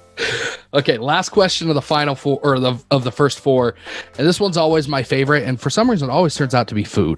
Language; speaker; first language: English; native; English